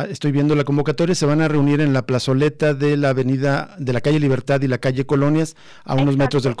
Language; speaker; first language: Spanish; native; Spanish